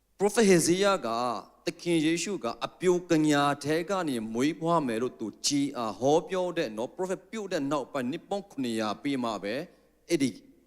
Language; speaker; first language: Burmese; non-native, local second language; Tedim Chin